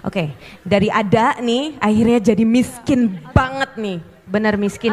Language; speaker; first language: Indonesian; native; Indonesian